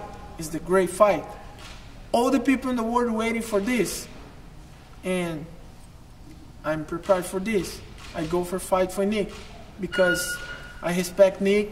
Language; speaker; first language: English; non-native, learner; Portuguese